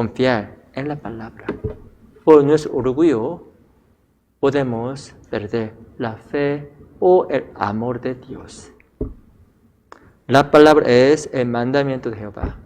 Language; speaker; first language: Spanish; non-native, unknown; Korean